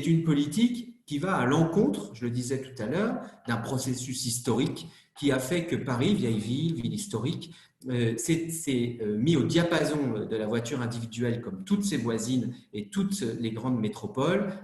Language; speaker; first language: French; native; French